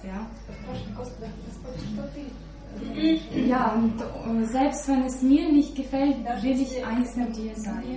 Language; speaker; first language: German; non-native, fluent; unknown